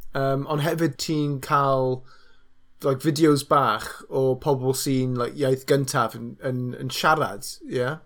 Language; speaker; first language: Welsh; non-native, local second language; English